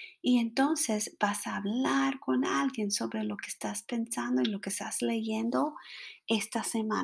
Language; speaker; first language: Spanish; non-native, fluent; English